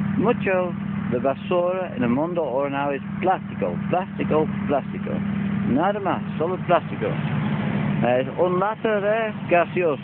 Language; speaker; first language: Spanish; non-native, learner; Italian